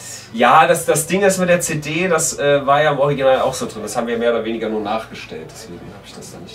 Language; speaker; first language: German; native; German